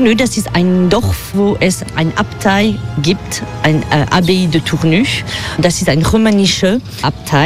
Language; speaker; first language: German; non-native, fluent; French